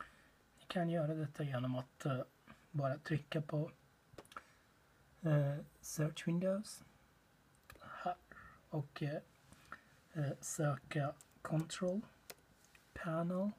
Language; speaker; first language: Swedish; non-native, learner; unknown